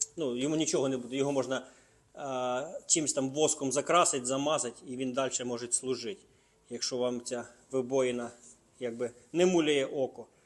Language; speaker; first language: Ukrainian; non-native, local second language; Russian